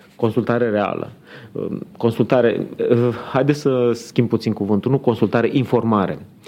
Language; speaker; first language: Romanian; native; Romanian